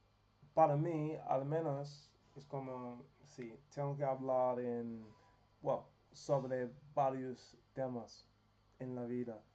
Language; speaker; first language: Spanish; non-native, learner; English